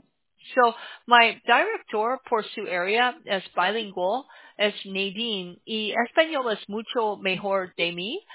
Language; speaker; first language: Spanish; non-native, learner; English